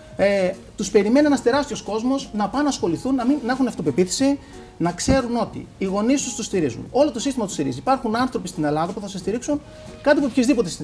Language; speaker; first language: Greek; native; Greek